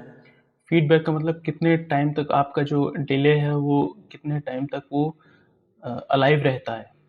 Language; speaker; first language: Hindi; native; Hindi